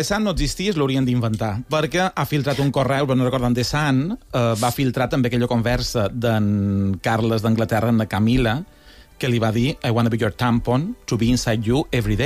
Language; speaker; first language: Catalan; native; Catalan